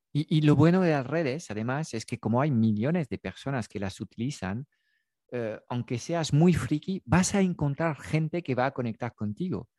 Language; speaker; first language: Spanish; non-native, fluent; French